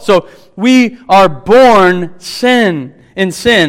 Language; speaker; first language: English; native; English